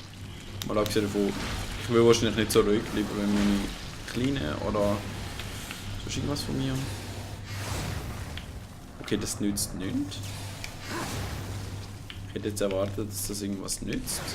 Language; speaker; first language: German; native; German